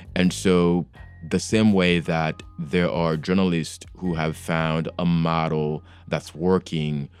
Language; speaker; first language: English; non-native, fluent; Haitian Creole